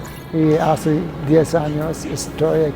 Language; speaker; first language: Spanish; non-native, fluent; Arabic